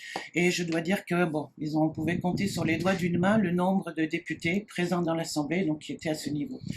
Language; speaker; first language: French; native; French